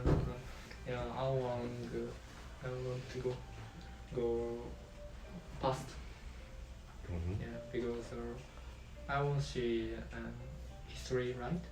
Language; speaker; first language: English; non-native, learner; Japanese